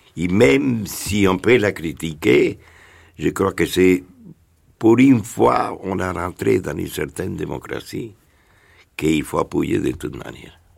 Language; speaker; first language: French; non-native, fluent; Spanish